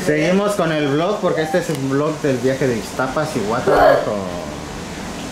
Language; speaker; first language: Spanish; native; Spanish